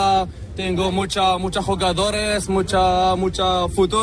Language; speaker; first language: Spanish; non-native, learner; Arabic